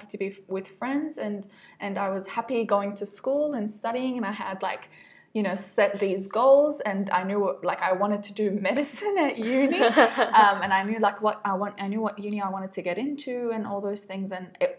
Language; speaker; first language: English; non-native, fluent; Arabic